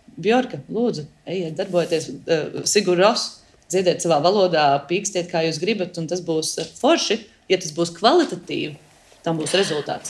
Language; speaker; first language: Latvian; early bilingual, heritage; Latvian